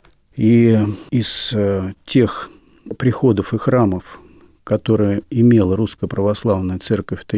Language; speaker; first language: Russian; native; Russian